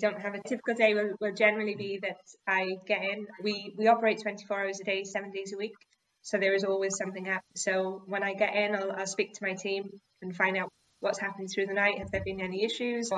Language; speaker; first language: English; native; English